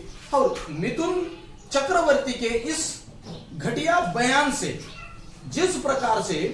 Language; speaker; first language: Hindi; native; Hindi